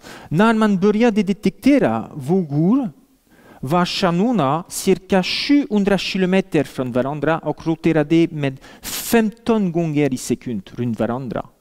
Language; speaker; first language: Swedish; non-native, fluent; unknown